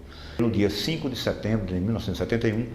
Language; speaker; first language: Portuguese; native; Portuguese